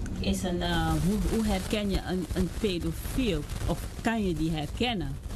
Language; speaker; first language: Dutch; native; Dutch